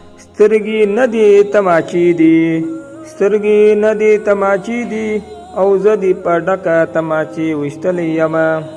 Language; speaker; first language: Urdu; non-native, local second language; Pashto